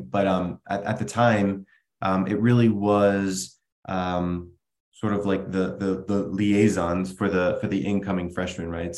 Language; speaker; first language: English; native; English